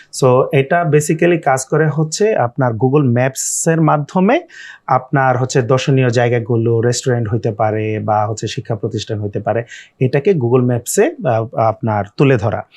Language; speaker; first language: Bangla; native; Bangla